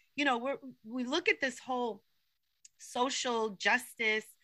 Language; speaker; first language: English; native; English